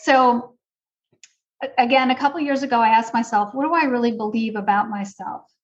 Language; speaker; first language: English; native; English